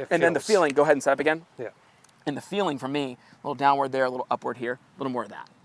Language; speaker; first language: English; native; English